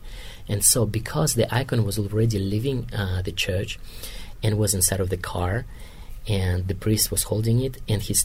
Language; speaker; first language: English; non-native, fluent; Kazakh